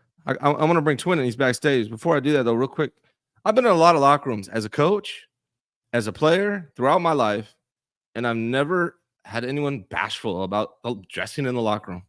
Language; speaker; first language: English; native; English